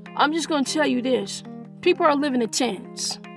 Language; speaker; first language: English; early bilingual, other home language; Yoruba